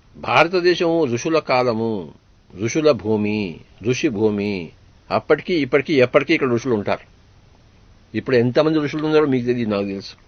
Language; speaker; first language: Telugu; native; Telugu